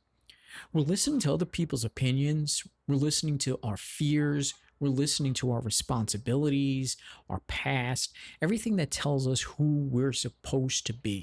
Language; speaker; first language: English; native; English